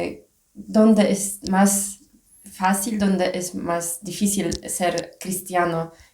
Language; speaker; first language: Spanish; non-native, fluent; Polish